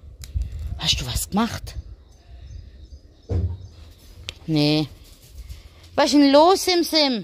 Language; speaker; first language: German; native; German